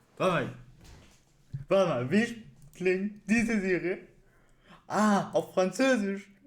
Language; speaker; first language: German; early bilingual, other home language; Spanish